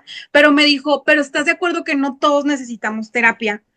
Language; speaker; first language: Spanish; native; Spanish